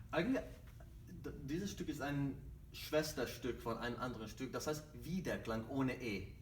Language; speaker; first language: German; non-native, fluent; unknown